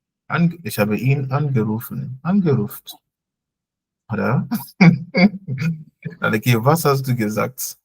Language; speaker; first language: German; non-native, fluent; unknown